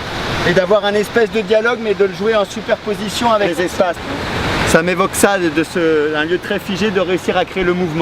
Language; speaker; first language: French; native; French